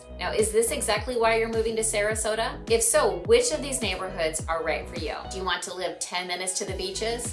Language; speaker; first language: English; native; English